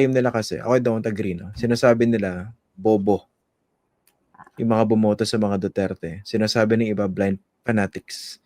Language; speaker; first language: Filipino; native; Filipino